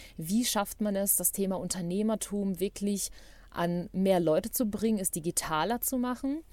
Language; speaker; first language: German; non-native, fluent; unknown